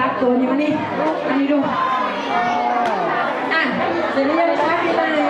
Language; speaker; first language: Thai; native; Thai